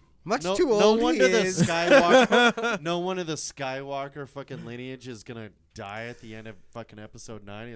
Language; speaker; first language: English; native; English